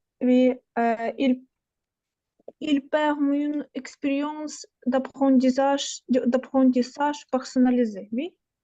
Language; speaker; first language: French; non-native, learner; Russian